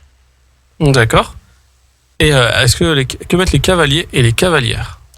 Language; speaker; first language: French; native; French